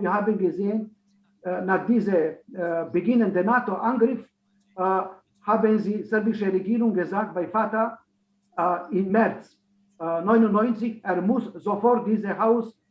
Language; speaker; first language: German; non-native, learner; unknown